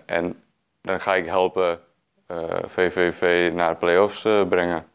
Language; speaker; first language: Dutch; non-native, fluent; Czech